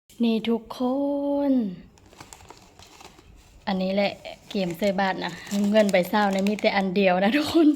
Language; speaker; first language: Thai; non-native, local second language; Lao